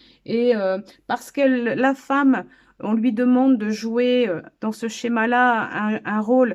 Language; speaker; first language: French; native; French